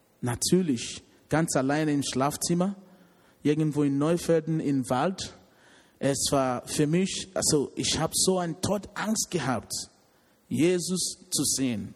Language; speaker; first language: German; non-native, learner; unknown